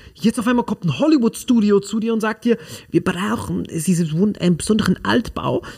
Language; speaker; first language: German; non-native, fluent; Spanish